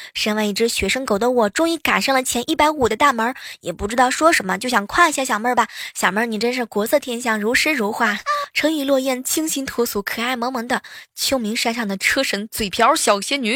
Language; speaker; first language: Chinese; native; Chinese